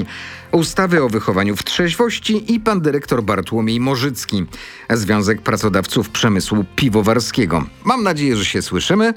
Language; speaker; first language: Polish; native; Polish